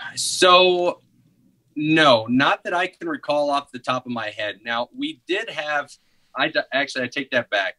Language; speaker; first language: English; native; English